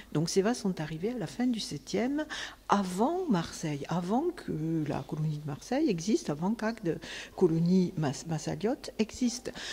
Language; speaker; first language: French; native; French